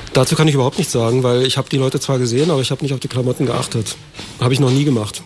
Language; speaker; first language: German; native; German